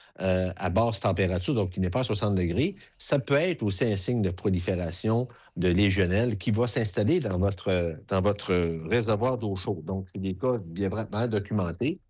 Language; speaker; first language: French; native; French